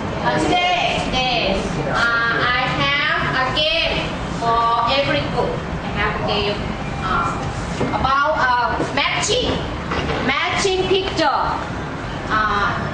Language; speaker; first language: English; non-native, learner; Thai